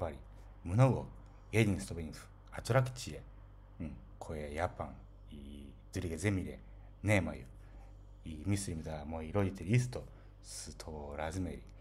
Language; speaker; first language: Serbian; non-native, fluent; Japanese